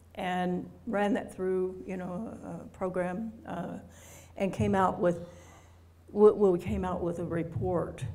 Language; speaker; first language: English; native; English